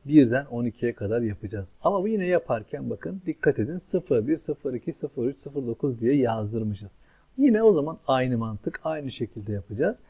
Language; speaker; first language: Turkish; native; Turkish